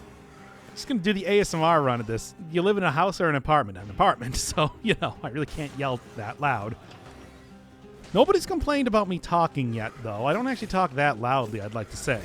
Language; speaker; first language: English; native; English